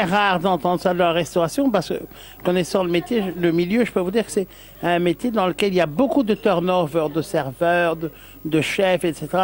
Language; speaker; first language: French; native; French